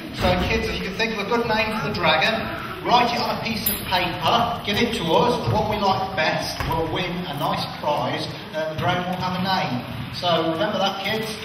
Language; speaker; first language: English; native; English